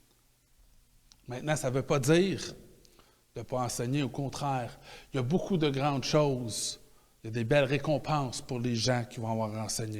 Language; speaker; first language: French; native; French